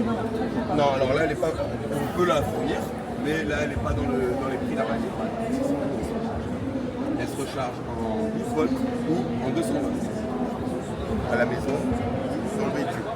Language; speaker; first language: French; native; French